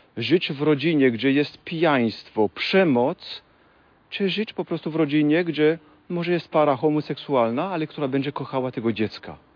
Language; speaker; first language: Polish; non-native, fluent; French